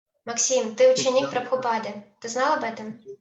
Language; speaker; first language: Russian; native; Russian